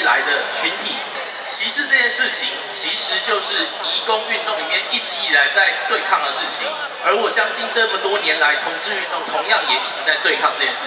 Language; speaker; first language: Chinese; native; Chinese